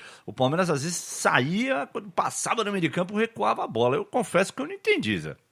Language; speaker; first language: Portuguese; native; Portuguese